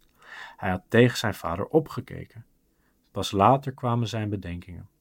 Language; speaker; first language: Dutch; native; Dutch